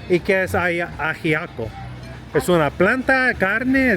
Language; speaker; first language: Spanish; non-native, learner; English